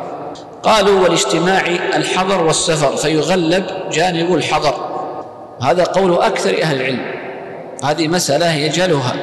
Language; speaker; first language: Arabic; native; Arabic